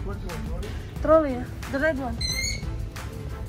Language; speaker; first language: English; non-native, learner; Indonesian